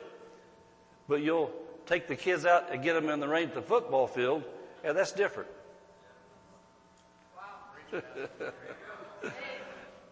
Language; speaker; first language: English; native; English